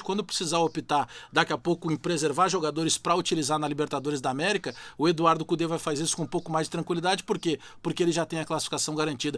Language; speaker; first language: Portuguese; native; Portuguese